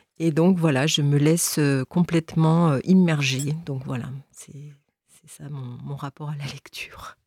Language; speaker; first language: French; native; French